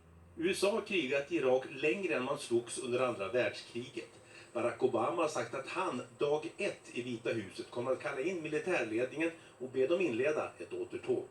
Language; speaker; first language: Swedish; native; Swedish